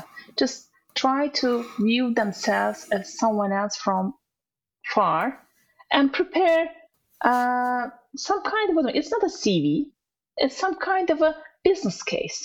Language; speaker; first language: English; non-native, fluent; Turkish